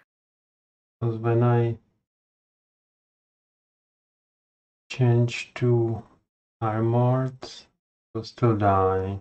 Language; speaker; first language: English; non-native, fluent; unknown